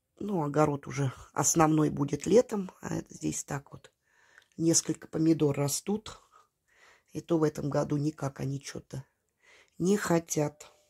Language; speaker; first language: Russian; native; Russian